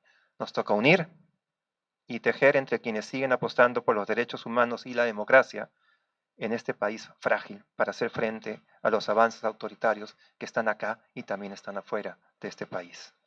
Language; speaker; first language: Spanish; native; Spanish